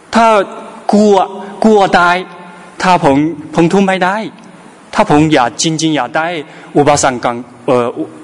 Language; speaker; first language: Thai; non-native, learner; Chinese